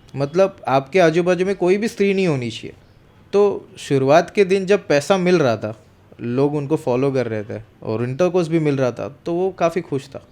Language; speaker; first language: Hindi; non-native, local second language; Marathi